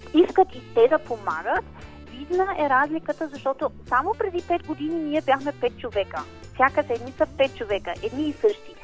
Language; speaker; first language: Bulgarian; non-native, fluent; German